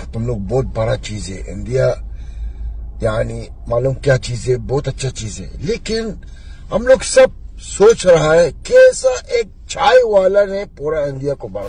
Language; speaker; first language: Hindi; non-native, learner; Arabic